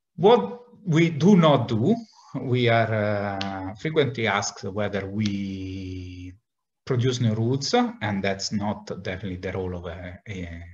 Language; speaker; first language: English; non-native, fluent; Italian